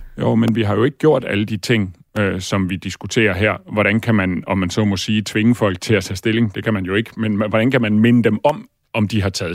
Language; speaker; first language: Danish; native; Danish